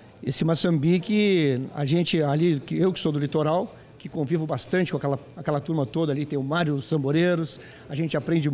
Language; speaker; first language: Portuguese; native; Portuguese